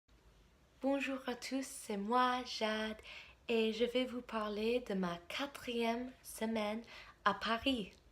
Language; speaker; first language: French; non-native, fluent; English